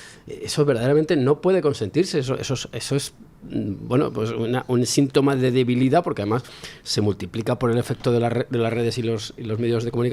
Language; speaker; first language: Spanish; native; Spanish